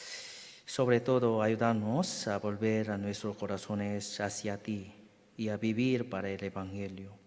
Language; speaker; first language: Spanish; non-native, learner; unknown